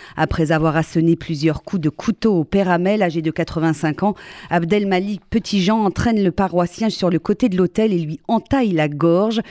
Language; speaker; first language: French; native; French